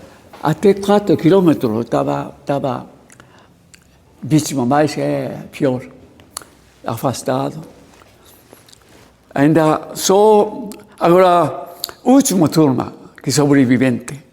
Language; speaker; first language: Portuguese; non-native, learner; Japanese